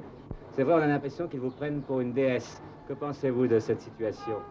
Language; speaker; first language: French; native; French